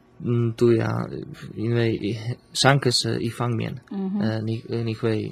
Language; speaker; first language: Chinese; non-native, learner; Slovak